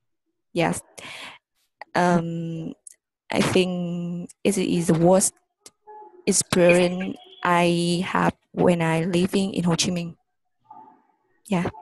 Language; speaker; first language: English; non-native, learner; Vietnamese